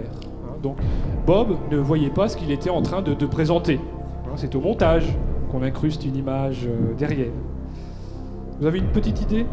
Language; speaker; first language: French; native; French